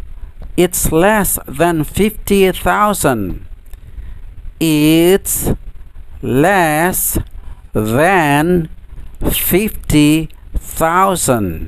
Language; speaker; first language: English; non-native, fluent; Indonesian